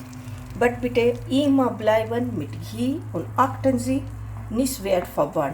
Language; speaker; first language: German; non-native, learner; Hindi